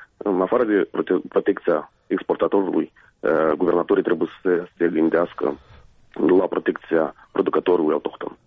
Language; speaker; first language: Romanian; native; Romanian